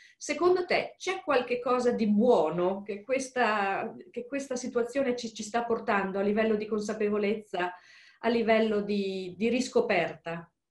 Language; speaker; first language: Italian; native; Italian